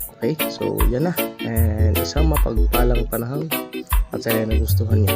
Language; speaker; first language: Filipino; non-native, local second language; Cebuano